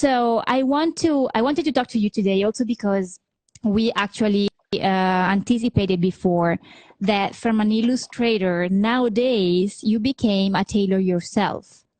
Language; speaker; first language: English; non-native, fluent; Italian